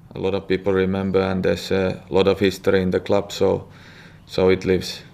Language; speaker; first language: English; non-native, fluent; Finnish